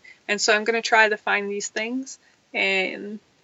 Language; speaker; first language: English; non-native, fluent; French